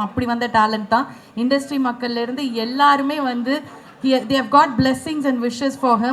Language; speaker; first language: Tamil; native; Tamil